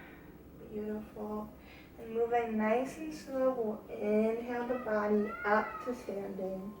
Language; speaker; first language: English; native; English